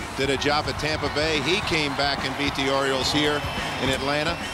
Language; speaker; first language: English; native; English